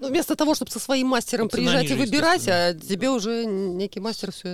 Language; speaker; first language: Russian; native; Russian